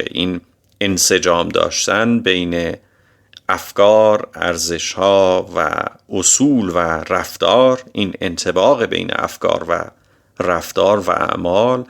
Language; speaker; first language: Persian; native; Persian